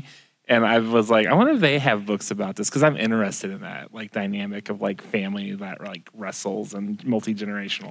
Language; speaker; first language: English; native; English